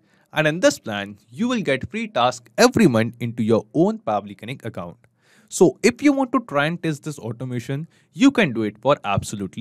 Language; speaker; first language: English; non-native, local second language; Hindi